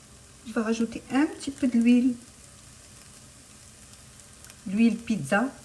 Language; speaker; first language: French; non-native, local second language; Arabic